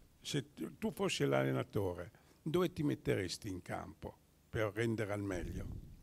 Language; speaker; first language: Italian; native; Italian